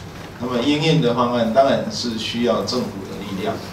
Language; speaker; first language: Chinese; native; Chinese